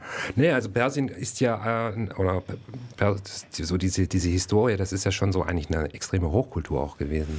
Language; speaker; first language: German; native; German